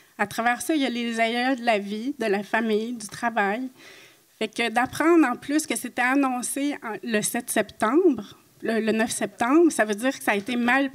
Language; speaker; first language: French; native; French